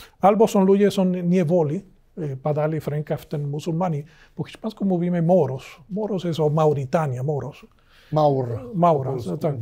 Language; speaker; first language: Polish; non-native, learner; Spanish